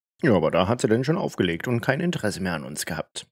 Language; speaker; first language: German; native; German